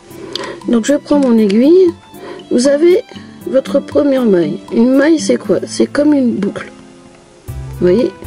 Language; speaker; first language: French; native; French